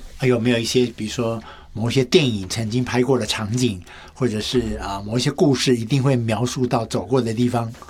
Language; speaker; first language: Chinese; native; Chinese